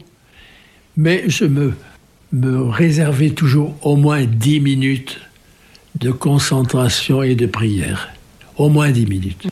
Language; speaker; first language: French; native; French